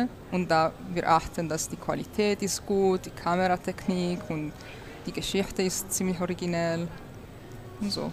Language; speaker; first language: German; non-native, local second language; Italian